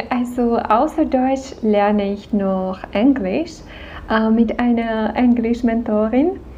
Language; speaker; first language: German; non-native, fluent; Czech